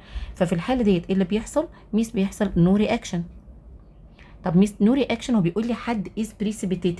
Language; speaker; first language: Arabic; native; Arabic